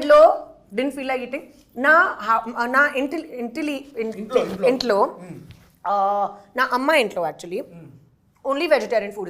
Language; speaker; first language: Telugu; non-native, learner; Hindi